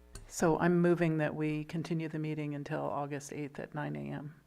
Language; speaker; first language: English; native; English